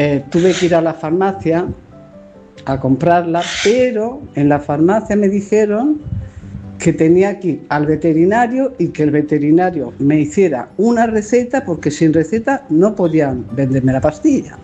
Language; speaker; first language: Spanish; native; Spanish